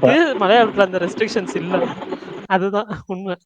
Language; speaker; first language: Tamil; native; Tamil